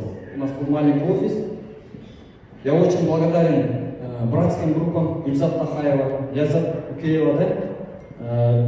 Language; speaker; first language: Russian; non-native, local second language; Kyrgyz